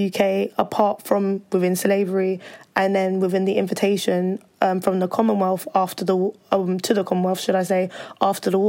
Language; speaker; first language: English; native; English